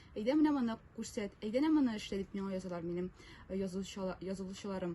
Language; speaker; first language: Tatar; non-native, local second language; Russian